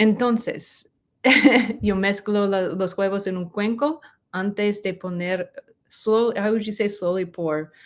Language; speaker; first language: Spanish; non-native, learner; English